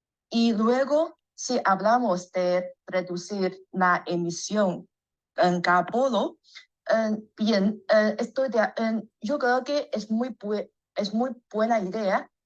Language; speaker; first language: Spanish; non-native, learner; Chinese